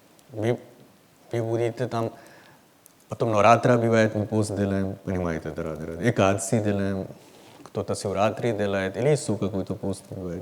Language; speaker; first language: Russian; non-native, learner; Hindi